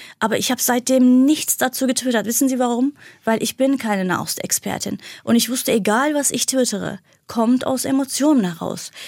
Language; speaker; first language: German; non-native, fluent; Kurdish